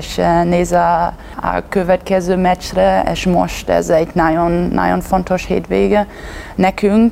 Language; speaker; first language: Hungarian; non-native, learner; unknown